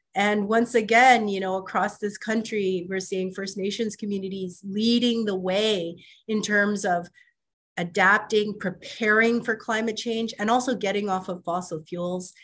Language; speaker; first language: English; native; English